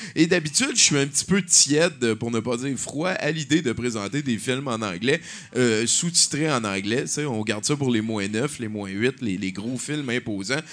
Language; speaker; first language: French; native; French